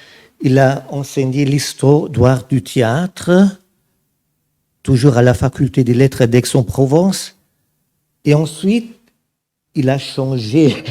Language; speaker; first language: French; non-native, fluent; German